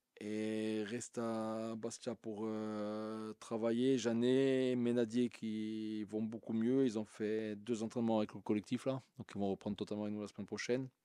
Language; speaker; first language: French; native; French